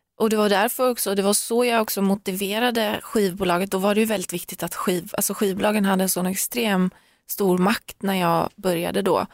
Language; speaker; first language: Swedish; early bilingual, other home language; Persian